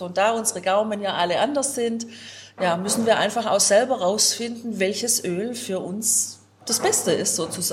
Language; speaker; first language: German; native; German